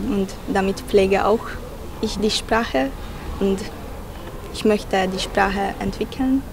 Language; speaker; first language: German; non-native, learner; Hungarian